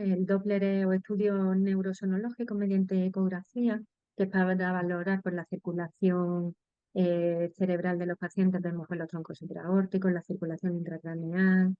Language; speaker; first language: Spanish; native; Spanish